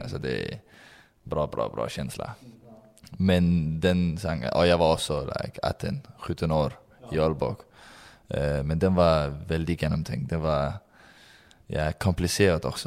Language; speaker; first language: Swedish; non-native, learner; Danish